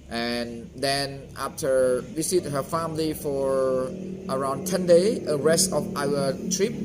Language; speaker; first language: English; non-native, fluent; Khmer